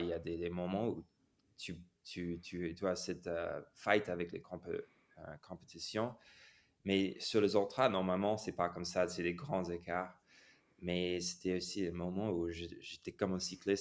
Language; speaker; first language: French; non-native, fluent; English